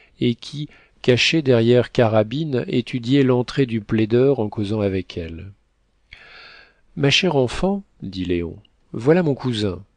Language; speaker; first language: French; native; French